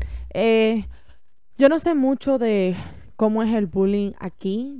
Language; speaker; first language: Spanish; early bilingual, heritage; Spanish